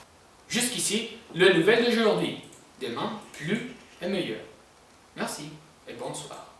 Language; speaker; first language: French; non-native, learner; Spanish